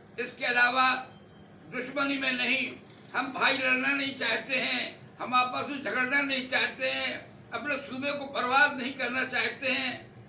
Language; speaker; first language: Urdu; native; Urdu